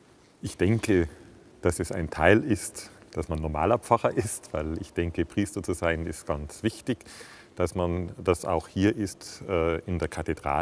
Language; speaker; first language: German; native; German